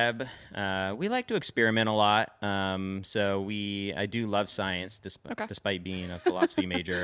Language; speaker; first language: English; native; English